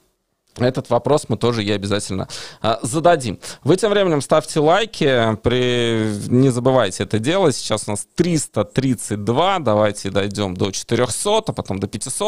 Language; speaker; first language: Russian; native; Russian